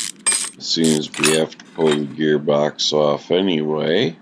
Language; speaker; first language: English; native; English